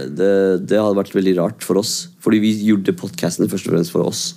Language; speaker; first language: Norwegian; early bilingual, other home language; Kurdish